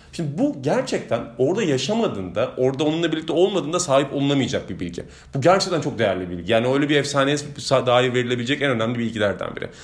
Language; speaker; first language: Turkish; native; Turkish